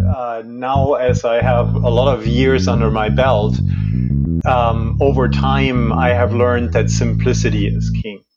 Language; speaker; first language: English; non-native, fluent; German